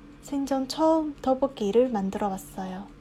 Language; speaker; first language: Korean; non-native, fluent; Chinese